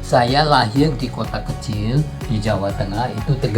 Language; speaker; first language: Indonesian; non-native, local second language; Dutch